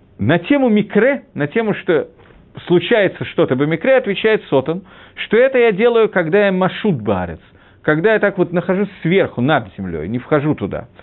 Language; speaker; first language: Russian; early bilingual, heritage; Russian